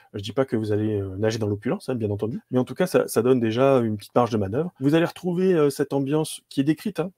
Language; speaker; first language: French; native; French